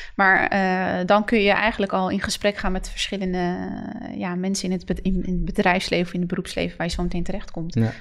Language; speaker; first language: Dutch; native; Dutch